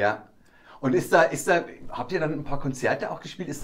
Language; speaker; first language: German; native; German